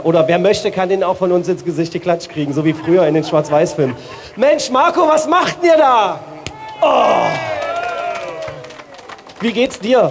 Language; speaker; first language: German; native; German